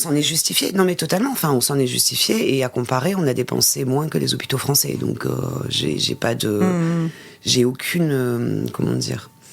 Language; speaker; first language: French; native; French